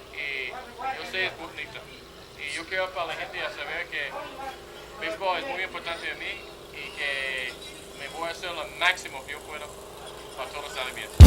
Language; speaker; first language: Spanish; non-native, fluent; English